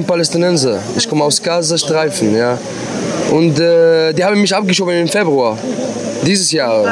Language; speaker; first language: German; non-native, learner; Arabic